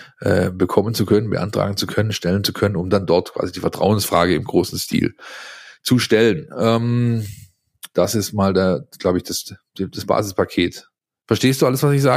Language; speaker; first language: German; native; German